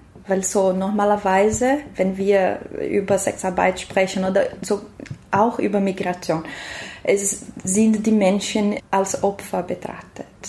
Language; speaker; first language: German; non-native, learner; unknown